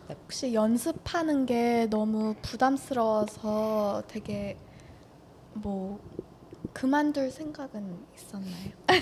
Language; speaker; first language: Korean; early bilingual, heritage; Korean